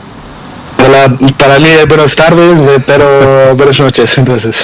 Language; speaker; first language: Spanish; non-native, learner; Portuguese